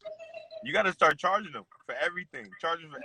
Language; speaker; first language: English; native; English